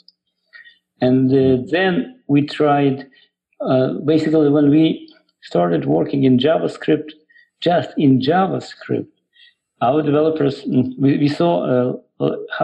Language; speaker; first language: English; non-native, fluent; Ukrainian